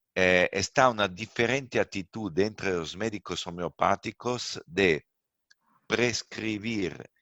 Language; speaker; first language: Spanish; non-native, fluent; Italian